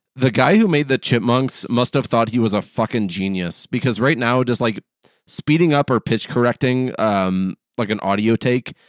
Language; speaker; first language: English; early bilingual, other home language; Polish